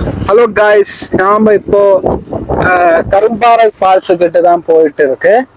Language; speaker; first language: Tamil; non-native, local second language; Malayalam